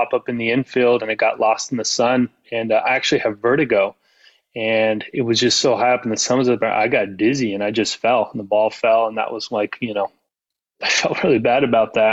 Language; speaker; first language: English; native; English